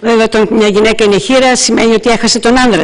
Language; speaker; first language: Greek; native; Greek